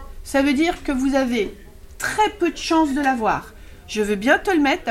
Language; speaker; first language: French; native; French